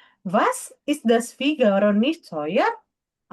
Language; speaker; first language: German; non-native, fluent; Indonesian